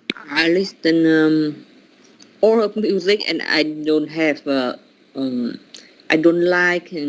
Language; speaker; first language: English; non-native, learner; Vietnamese